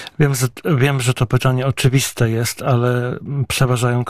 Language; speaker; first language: Polish; native; Polish